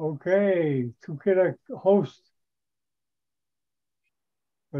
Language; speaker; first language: Spanish; non-native, learner; English